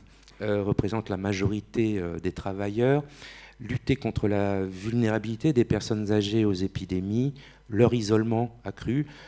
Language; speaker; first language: French; native; French